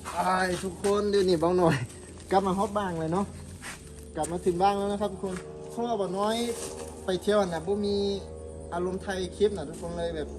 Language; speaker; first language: Thai; non-native, local second language; Akha